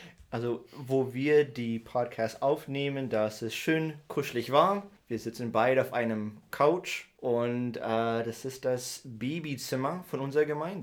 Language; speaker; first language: German; early bilingual, heritage; German